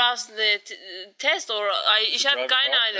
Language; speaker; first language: German; non-native, learner; Turkish